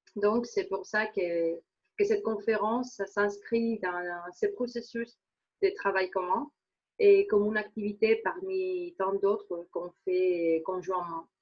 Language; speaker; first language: French; non-native, fluent; Spanish